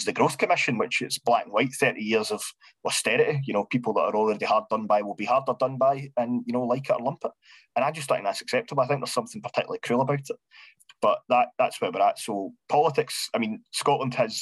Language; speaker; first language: English; native; English